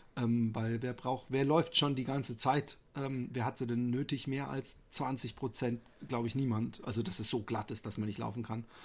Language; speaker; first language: German; native; German